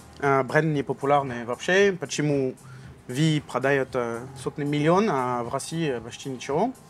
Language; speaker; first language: Russian; non-native, learner; French